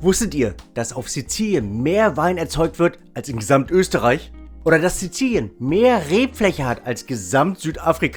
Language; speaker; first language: German; native; German